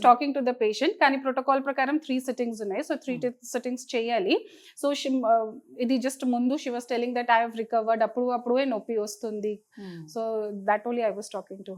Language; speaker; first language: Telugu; non-native, fluent; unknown